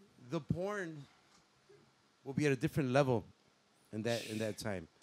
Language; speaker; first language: English; early bilingual, other home language; Spanish